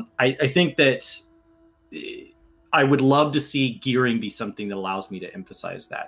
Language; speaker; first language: English; native; English